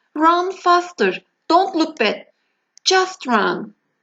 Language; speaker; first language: English; non-native, fluent; Turkish